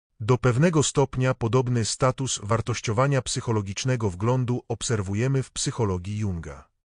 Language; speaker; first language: Polish; native; Polish